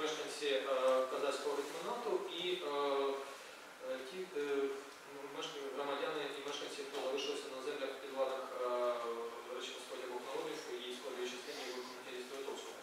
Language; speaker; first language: Ukrainian; native; Ukrainian